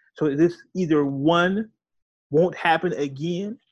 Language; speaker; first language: English; native; English